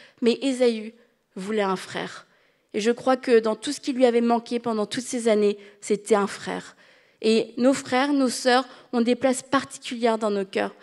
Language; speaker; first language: French; native; French